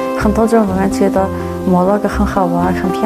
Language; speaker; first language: Chinese; non-native, fluent; Arabic